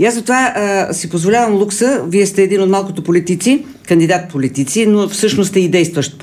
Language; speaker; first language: Bulgarian; native; Bulgarian